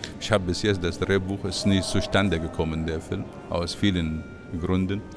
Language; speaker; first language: German; non-native, fluent; Arabic